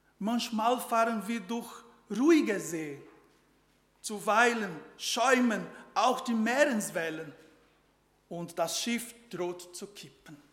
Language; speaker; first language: German; non-native, fluent; Portuguese